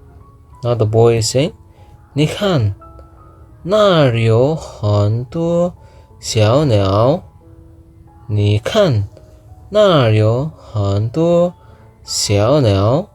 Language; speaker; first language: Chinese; non-native, fluent; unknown